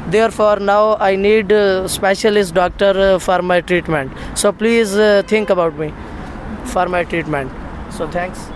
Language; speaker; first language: English; non-native, learner; Punjabi